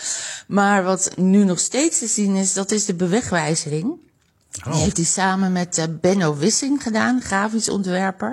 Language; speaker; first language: Dutch; native; Dutch